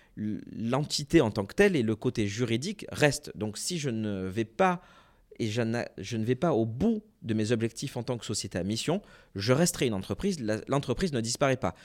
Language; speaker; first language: French; native; French